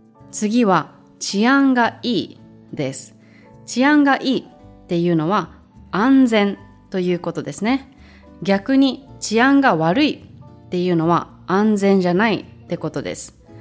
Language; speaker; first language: Japanese; native; Japanese